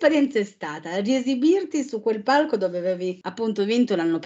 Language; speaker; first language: Italian; native; Italian